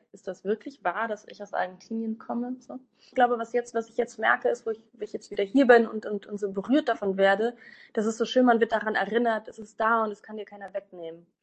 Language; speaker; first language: German; native; German